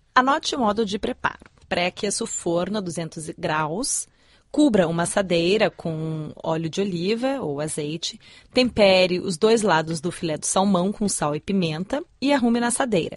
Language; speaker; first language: Portuguese; native; Portuguese